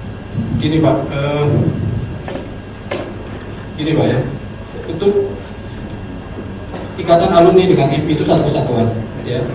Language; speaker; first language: Indonesian; native; Indonesian